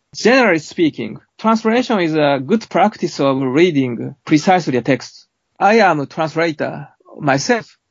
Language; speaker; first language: English; non-native, fluent; Japanese